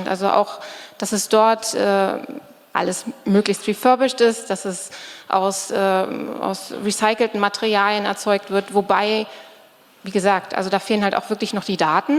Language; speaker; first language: German; native; German